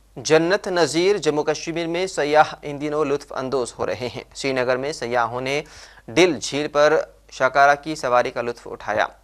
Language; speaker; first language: Urdu; native; Urdu